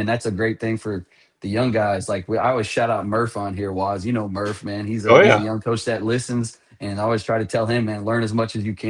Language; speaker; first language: English; native; English